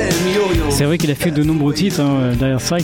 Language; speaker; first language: French; native; French